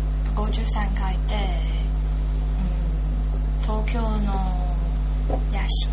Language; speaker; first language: Japanese; non-native, learner; Chinese